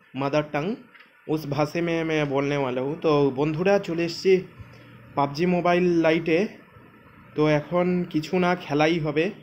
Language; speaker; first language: Hindi; non-native, local second language; Bangla